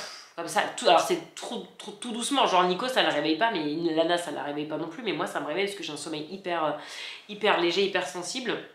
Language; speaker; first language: French; native; French